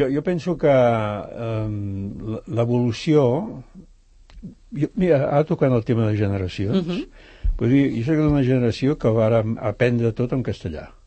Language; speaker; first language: Catalan; native; Catalan